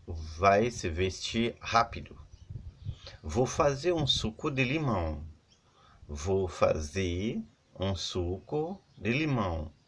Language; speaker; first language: Portuguese; non-native, learner; Haitian Creole